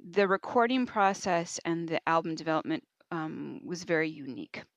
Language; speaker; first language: English; native; English